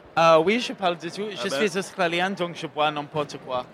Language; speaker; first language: French; non-native, fluent; English